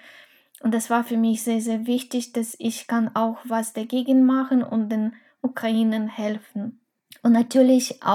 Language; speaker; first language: German; non-native, fluent; Russian